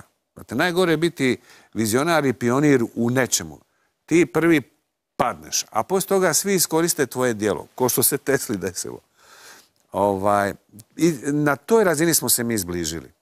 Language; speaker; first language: Croatian; native; Croatian